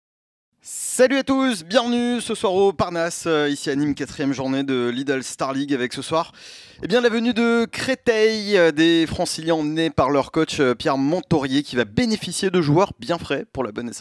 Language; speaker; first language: French; native; French